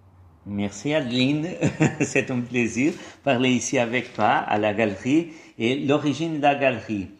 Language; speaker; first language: French; non-native, fluent; Portuguese